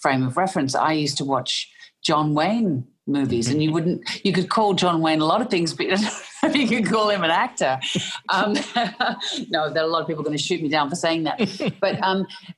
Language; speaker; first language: English; native; English